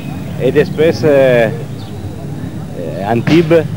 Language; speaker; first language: Spanish; non-native, learner; Italian